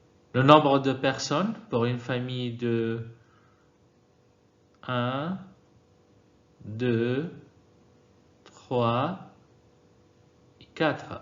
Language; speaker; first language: French; non-native, fluent; Arabic